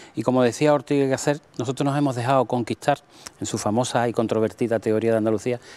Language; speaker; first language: Spanish; native; Spanish